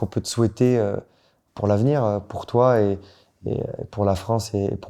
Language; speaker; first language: French; native; French